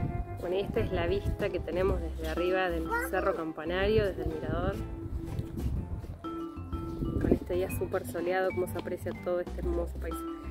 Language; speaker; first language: Spanish; native; Spanish